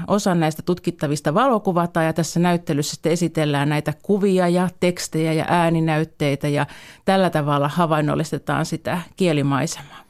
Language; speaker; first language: Finnish; native; Finnish